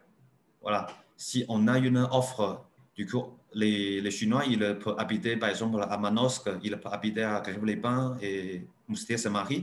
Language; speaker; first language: French; non-native, learner; Chinese